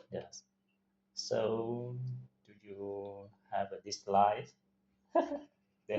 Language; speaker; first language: English; non-native, learner; Vietnamese